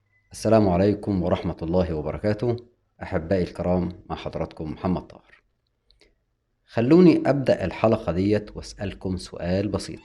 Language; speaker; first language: Arabic; native; Arabic